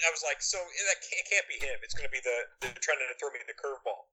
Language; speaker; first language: English; native; English